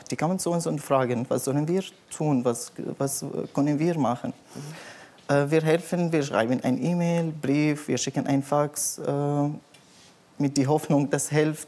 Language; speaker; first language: German; non-native, learner; Arabic